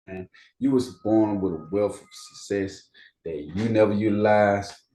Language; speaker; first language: English; native; English